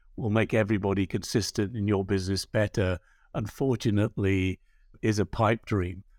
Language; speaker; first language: English; native; English